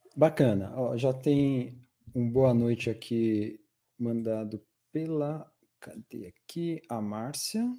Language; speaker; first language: Portuguese; native; Portuguese